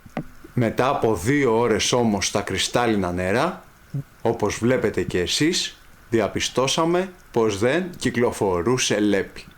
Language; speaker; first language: Greek; native; Greek